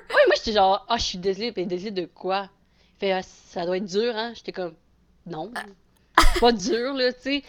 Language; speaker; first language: French; native; French